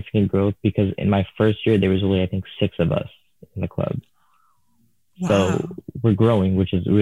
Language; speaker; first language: English; non-native, fluent; Tamil